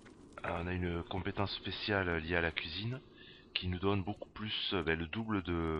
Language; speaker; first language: French; native; French